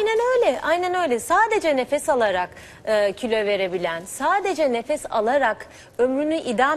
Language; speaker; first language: Turkish; native; Turkish